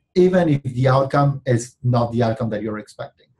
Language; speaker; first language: English; non-native, fluent; Spanish